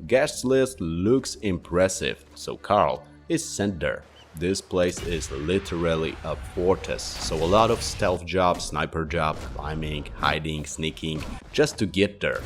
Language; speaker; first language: English; non-native, fluent; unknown